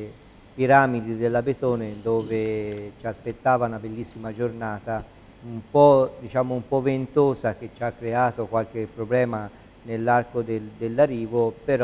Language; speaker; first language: Italian; native; Italian